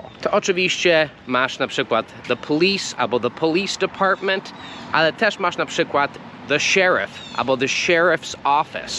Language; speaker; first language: Polish; non-native, fluent; English